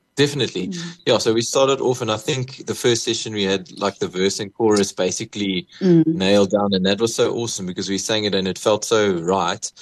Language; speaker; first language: English; native; English